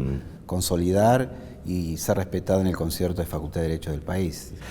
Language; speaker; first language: Spanish; native; Spanish